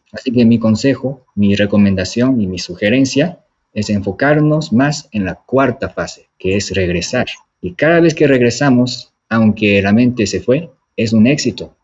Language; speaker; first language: Spanish; non-native, fluent; Japanese